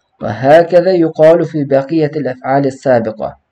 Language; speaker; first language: Arabic; non-native, fluent; Kyrgyz